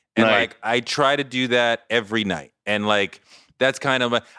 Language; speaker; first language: English; native; English